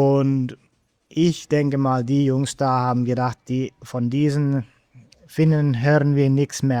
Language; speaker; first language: German; non-native, fluent; Finnish